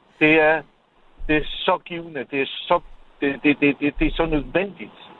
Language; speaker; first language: Danish; non-native, fluent; Polish